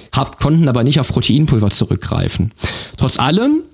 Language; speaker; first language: German; native; German